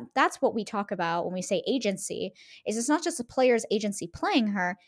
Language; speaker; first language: English; native; English